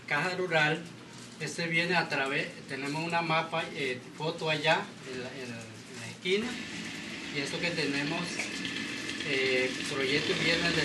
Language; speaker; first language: Spanish; non-native, local second language; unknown